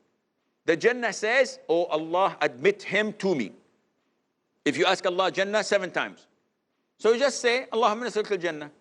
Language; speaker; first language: English; non-native, fluent; Arabic